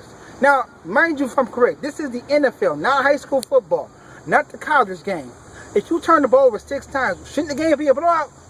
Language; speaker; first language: English; native; English